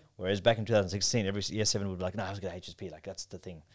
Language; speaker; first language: English; native; English